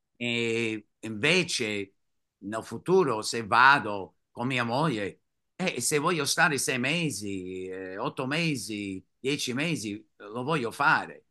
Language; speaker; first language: Italian; non-native, fluent; English